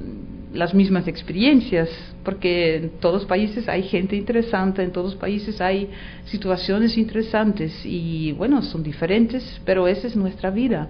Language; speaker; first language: Spanish; non-native, fluent; Dutch